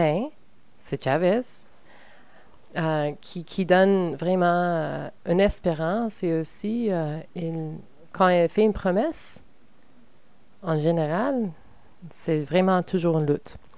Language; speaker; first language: French; non-native, learner; English